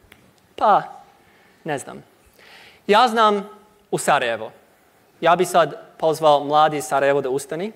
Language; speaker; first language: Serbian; non-native, learner; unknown